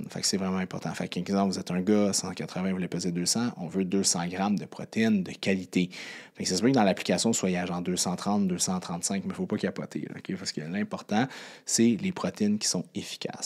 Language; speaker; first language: French; native; French